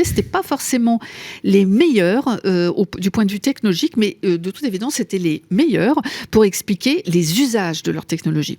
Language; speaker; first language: French; native; French